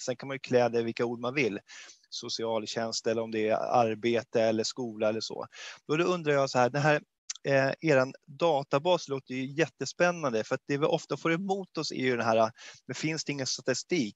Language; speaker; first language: Swedish; native; Swedish